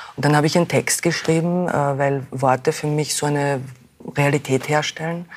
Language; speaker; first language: German; native; German